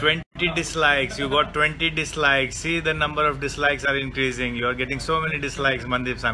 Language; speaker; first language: English; non-native, local second language; Hindi